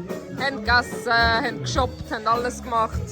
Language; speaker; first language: German; early bilingual, other home language; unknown